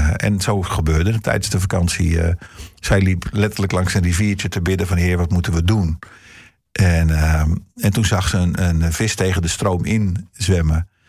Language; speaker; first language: Dutch; early bilingual, heritage; Dutch